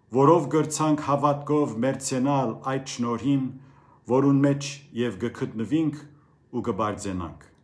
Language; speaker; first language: Armenian; early bilingual, heritage; Armenian